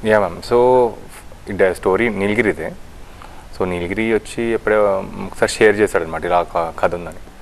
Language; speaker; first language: Telugu; native; Telugu